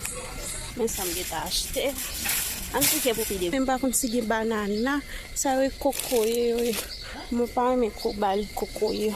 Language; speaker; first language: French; non-native, learner; Haitian Creole